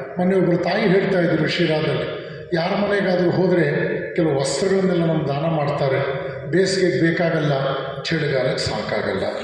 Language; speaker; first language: Kannada; non-native, local second language; Telugu